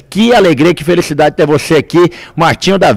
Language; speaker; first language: Portuguese; native; Portuguese